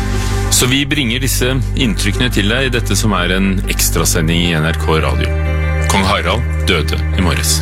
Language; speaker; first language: Norwegian; native; Norwegian